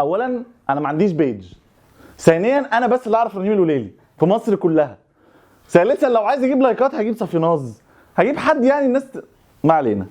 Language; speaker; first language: Arabic; native; Arabic